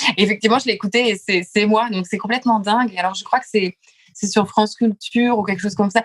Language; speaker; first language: French; early bilingual, other home language; Lithuanian